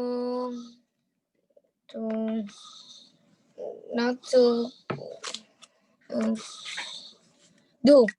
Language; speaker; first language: English; non-native, learner; Vietnamese